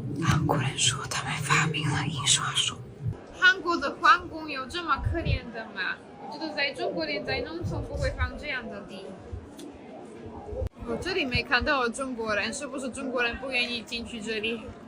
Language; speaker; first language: Chinese; non-native, fluent; Slovak